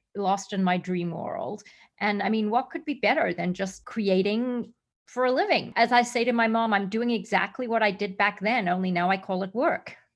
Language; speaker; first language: English; native; English